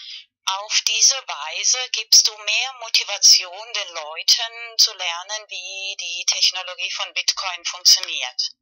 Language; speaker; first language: German; non-native, fluent; Spanish